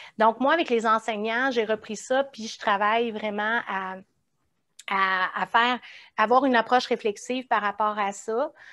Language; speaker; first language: French; native; French